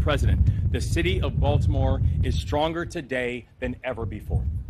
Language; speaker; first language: English; native; English